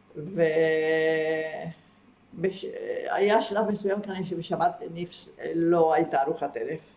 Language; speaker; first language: Hebrew; non-native, fluent; Spanish